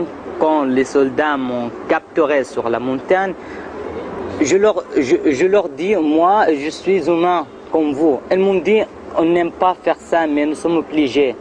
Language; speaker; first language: French; non-native, learner; Arabic